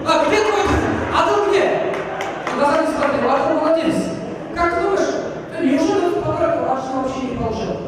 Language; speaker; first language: Russian; non-native, local second language; Uyghur